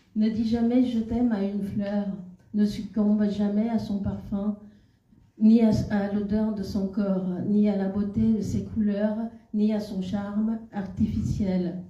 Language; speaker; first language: French; non-native, fluent; Khmer